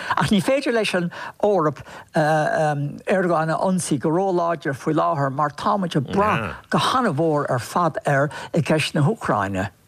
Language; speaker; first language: Irish; native; Irish